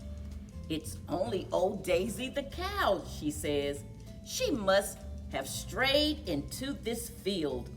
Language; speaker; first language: English; native; English